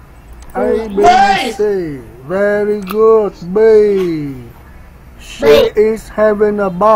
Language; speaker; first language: English; non-native, learner; Vietnamese